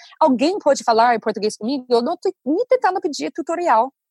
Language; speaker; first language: Portuguese; non-native, fluent; English